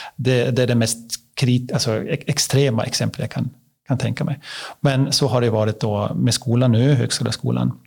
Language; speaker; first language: Swedish; non-native, learner; German